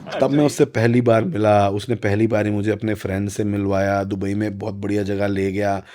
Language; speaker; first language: Hindi; native; Hindi